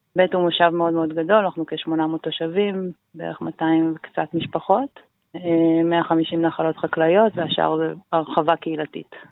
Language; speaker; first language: Hebrew; native; Hebrew